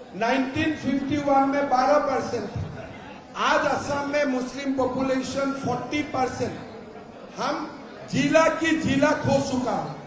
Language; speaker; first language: Hindi; non-native, local second language; Assamese